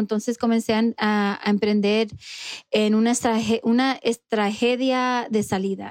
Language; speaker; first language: Spanish; early bilingual, heritage; Spanish